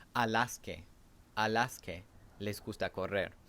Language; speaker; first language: Spanish; non-native, fluent; English